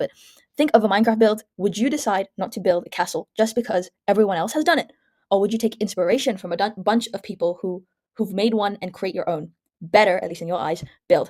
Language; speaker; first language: English; native; English